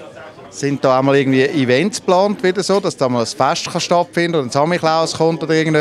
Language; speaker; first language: German; native; German